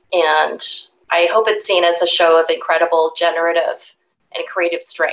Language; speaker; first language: English; native; English